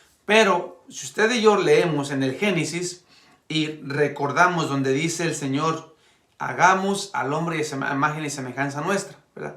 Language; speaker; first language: Spanish; native; Spanish